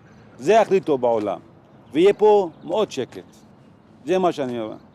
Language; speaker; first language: Hebrew; non-native, local second language; Arabic